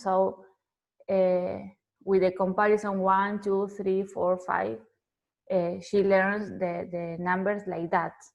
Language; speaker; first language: English; non-native, fluent; Spanish